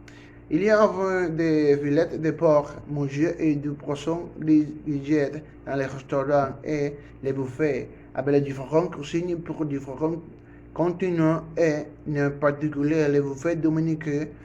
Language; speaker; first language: French; non-native, learner; Spanish